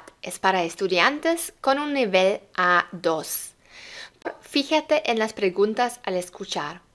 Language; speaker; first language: Spanish; non-native, fluent; German